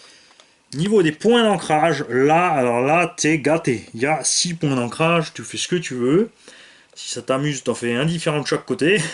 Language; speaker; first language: French; native; French